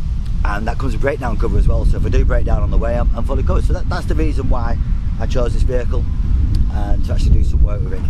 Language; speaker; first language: English; native; English